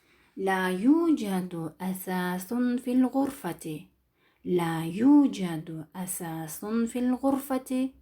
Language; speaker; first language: Arabic; non-native, learner; Kyrgyz